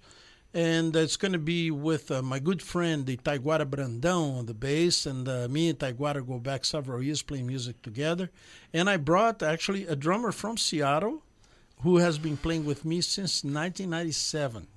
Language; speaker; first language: English; non-native, fluent; Portuguese